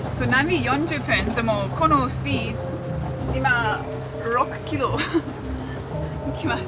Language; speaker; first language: Japanese; non-native, learner; English